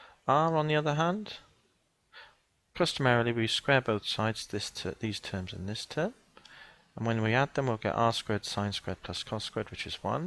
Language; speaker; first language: English; native; English